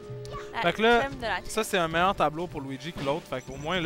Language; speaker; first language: French; native; French